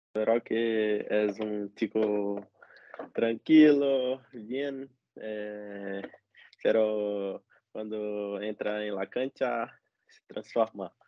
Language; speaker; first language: Spanish; non-native, learner; Portuguese